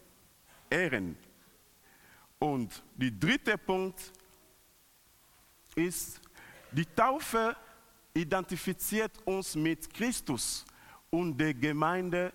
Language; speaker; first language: German; non-native, learner; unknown